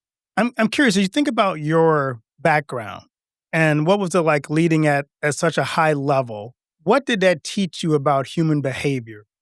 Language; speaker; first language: English; native; English